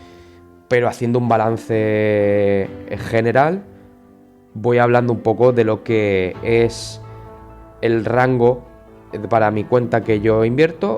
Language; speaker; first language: Spanish; native; Spanish